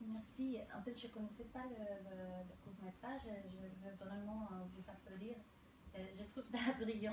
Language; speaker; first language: French; non-native, fluent; Spanish